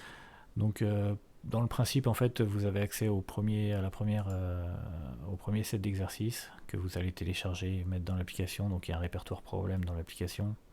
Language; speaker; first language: French; native; French